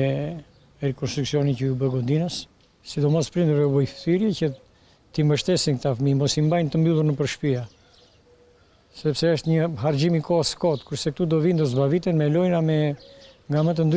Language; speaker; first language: Albanian; native; Albanian